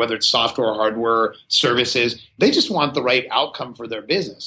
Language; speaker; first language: English; native; English